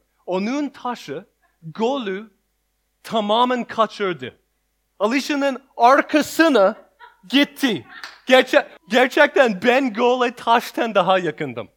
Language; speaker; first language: Turkish; non-native, learner; English